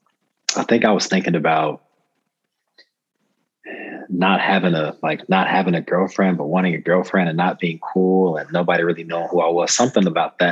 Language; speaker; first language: English; native; English